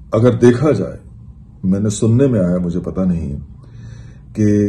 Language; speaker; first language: Hindi; non-native, local second language; Punjabi